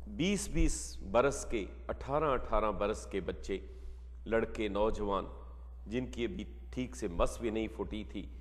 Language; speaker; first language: Hindi; non-native, local second language; Punjabi